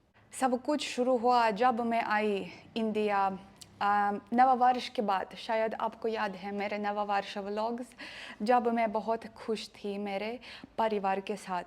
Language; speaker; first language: Hindi; non-native, learner; Russian